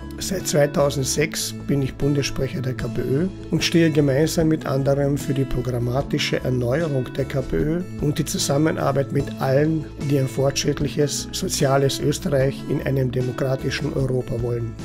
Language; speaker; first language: German; non-native, local second language; Slovenian